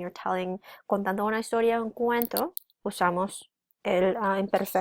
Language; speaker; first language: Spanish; non-native, fluent; English